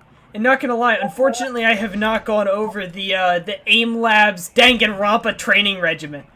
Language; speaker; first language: English; native; English